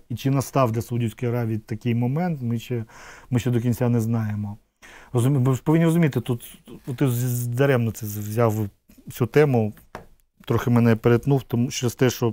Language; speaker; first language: Ukrainian; non-native, local second language; Russian